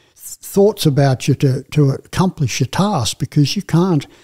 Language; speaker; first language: English; native; English